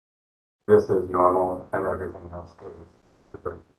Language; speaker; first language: English; native; English